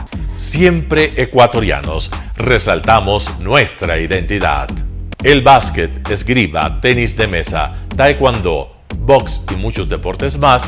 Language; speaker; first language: Spanish; native; Spanish